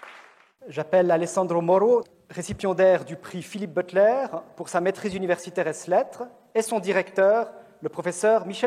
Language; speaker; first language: French; native; French